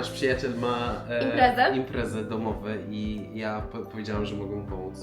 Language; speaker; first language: Polish; non-native, fluent; Persian